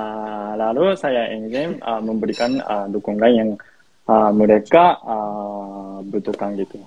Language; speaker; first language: Indonesian; non-native, fluent; Japanese